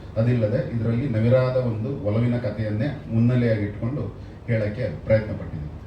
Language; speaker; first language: Kannada; native; Kannada